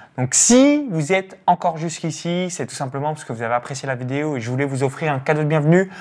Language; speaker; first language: French; native; French